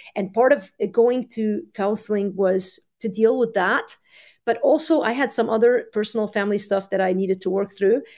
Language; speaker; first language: English; early bilingual, other home language; Arabic